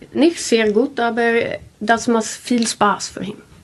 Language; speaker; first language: German; non-native, learner; Swedish